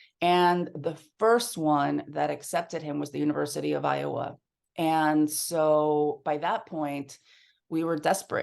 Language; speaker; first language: English; early bilingual, other home language; Spanish